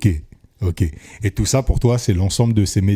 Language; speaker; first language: French; native; French